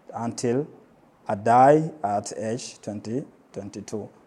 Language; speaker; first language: English; non-native, local second language; Swahili